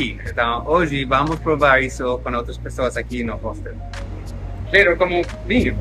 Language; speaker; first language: Portuguese; non-native, fluent; English